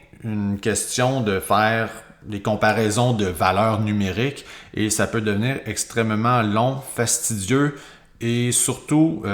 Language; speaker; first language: French; native; French